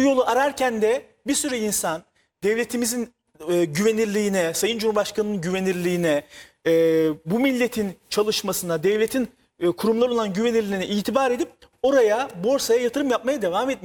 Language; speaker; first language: Turkish; native; Turkish